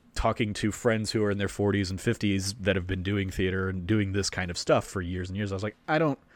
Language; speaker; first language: English; native; English